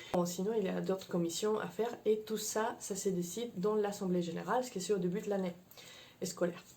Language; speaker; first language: French; non-native, fluent; Spanish